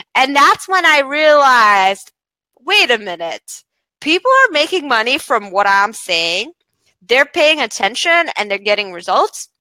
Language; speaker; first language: English; non-native, fluent; Bulgarian